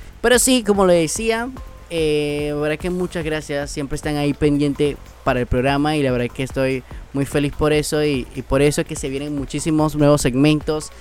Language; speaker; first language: Spanish; native; Spanish